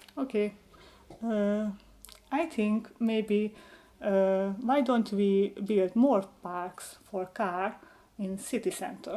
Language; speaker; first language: English; non-native, learner; Hungarian